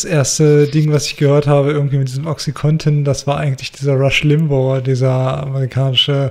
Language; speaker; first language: German; native; German